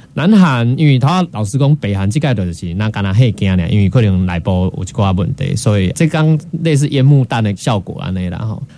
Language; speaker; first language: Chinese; native; Chinese